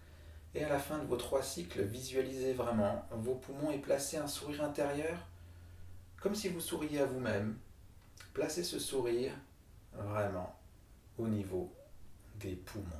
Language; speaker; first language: French; native; French